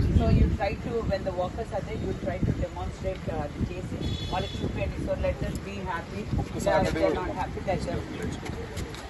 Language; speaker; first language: English; non-native, local second language; Telugu